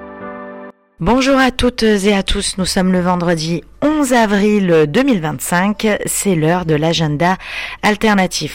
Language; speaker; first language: French; native; French